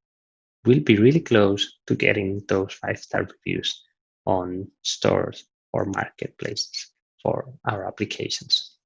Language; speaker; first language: English; non-native, fluent; Italian